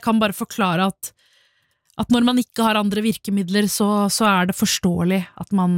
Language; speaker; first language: Norwegian; early bilingual, other home language; Tamil